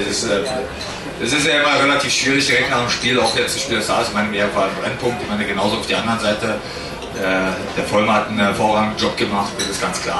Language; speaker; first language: German; native; German